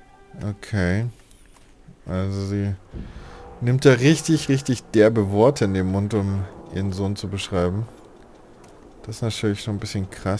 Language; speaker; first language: German; native; German